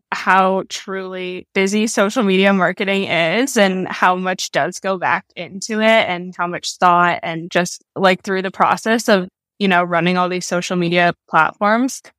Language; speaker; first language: English; native; English